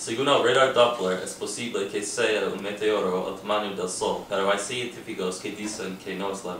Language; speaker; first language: Spanish; non-native, learner; English